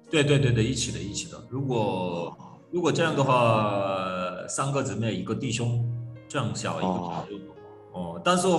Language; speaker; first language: Chinese; non-native, fluent; Korean